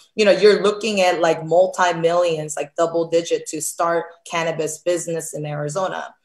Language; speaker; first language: English; early bilingual, other home language; Korean